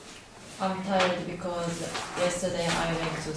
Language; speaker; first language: English; non-native, learner; Korean